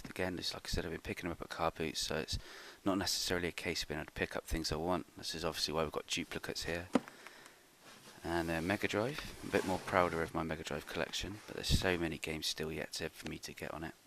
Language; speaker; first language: English; native; English